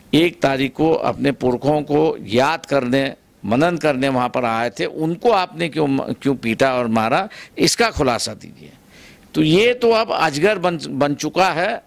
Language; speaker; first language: Hindi; non-native, local second language; Marathi